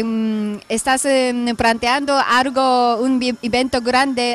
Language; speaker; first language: Spanish; non-native, fluent; Japanese